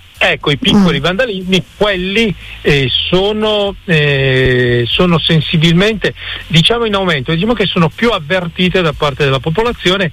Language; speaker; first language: Italian; native; Italian